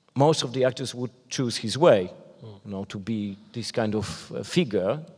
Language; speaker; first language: English; non-native, fluent; Polish